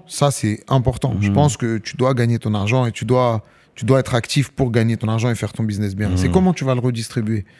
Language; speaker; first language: French; native; French